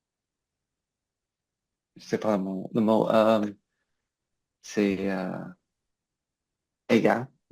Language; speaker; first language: French; non-native, learner; English